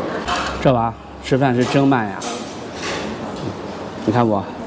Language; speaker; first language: Chinese; native; Chinese